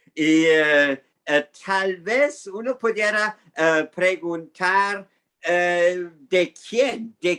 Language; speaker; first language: Spanish; non-native, fluent; English